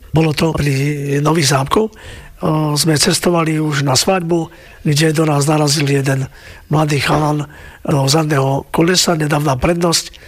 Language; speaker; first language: Slovak; native; Slovak